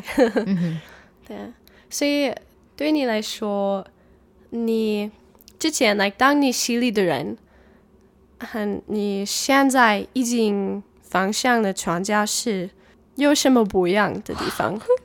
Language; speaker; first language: Chinese; non-native, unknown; English